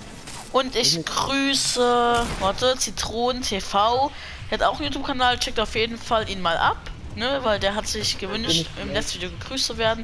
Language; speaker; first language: German; native; German